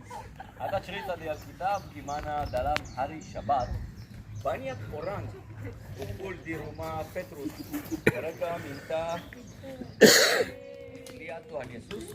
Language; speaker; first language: Indonesian; non-native, fluent; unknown